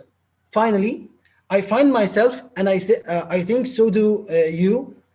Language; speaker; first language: English; non-native, local second language; Arabic